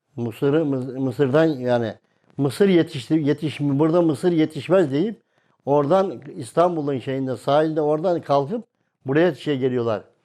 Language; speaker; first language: Turkish; non-native, local second language; Kumyk